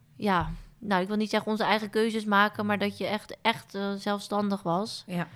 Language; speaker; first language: Dutch; native; Dutch